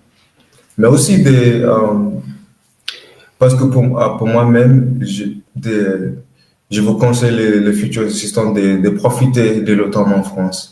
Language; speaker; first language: French; non-native, learner; English